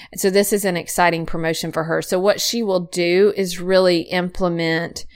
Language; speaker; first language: English; native; English